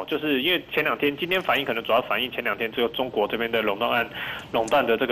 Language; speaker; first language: Chinese; native; Chinese